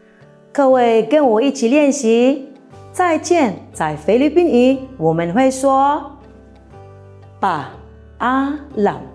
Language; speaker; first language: Chinese; non-native, fluent; Filipino